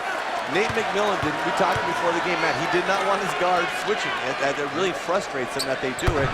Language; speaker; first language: English; native; English